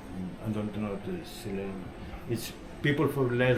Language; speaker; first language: English; non-native, learner; Greek